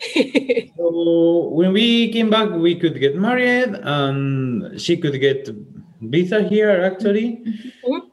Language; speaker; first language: English; non-native, fluent; Spanish